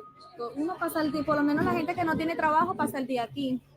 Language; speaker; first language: Spanish; native; Spanish